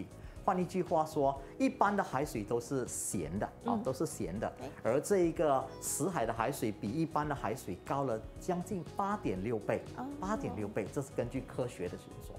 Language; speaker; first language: Chinese; native; Chinese